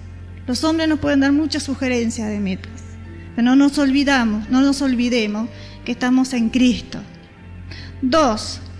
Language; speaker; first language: Spanish; native; Spanish